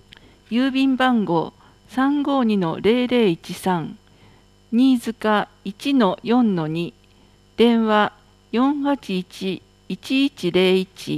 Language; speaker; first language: Japanese; native; Japanese